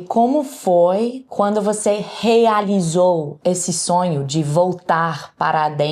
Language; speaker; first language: Portuguese; non-native, learner; English